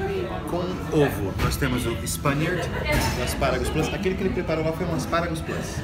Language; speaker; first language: Portuguese; native; Portuguese